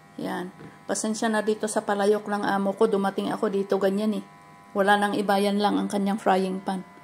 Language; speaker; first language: Filipino; native; Filipino